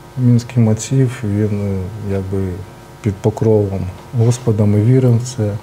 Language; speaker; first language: Ukrainian; non-native, local second language; Russian